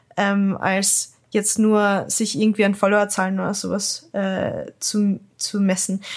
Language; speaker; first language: German; native; German